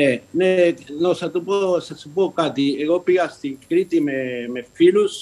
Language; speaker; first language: Greek; early bilingual, heritage; Spanish